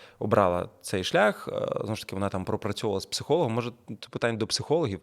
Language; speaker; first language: Ukrainian; non-native, local second language; Russian